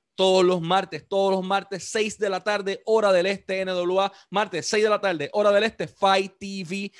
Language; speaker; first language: Spanish; native; Spanish